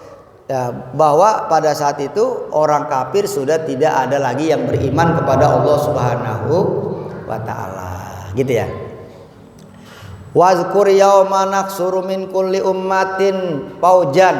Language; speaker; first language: Malay; native; Malay